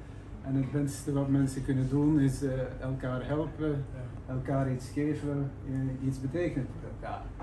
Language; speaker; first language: Dutch; non-native, fluent; Norwegian